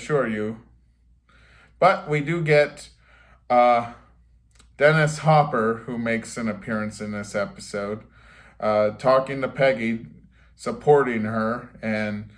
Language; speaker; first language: English; native; English